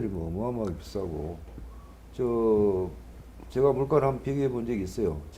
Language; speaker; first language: Korean; native; Korean